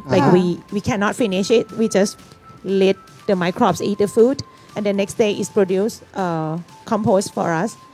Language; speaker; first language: English; non-native, fluent; Thai